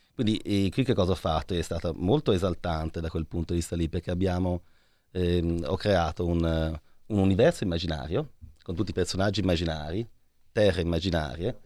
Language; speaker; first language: Italian; native; Italian